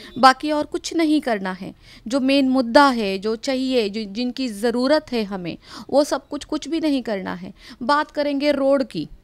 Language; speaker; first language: Hindi; non-native, local second language; Marathi